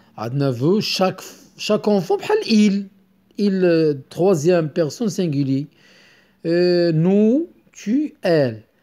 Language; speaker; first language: French; non-native, local second language; Arabic